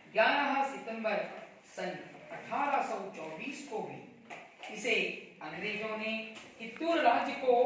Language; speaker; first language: Hindi; non-native, local second language; Kannada